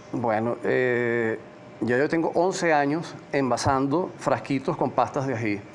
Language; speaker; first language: Spanish; native; Spanish